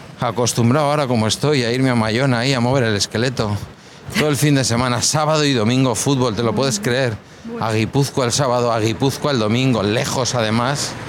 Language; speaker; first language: Spanish; native; Spanish